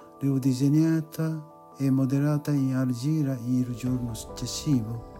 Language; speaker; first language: Italian; non-native, fluent; Japanese